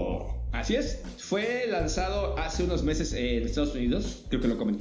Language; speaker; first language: Spanish; native; Spanish